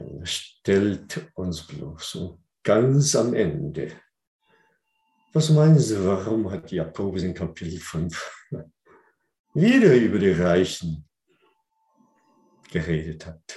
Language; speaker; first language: German; non-native, fluent; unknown